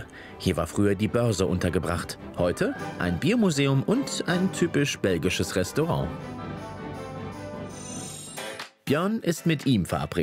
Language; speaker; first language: German; native; German